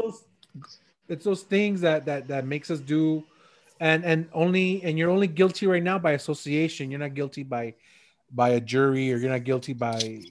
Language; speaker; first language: English; early bilingual, other home language; Spanish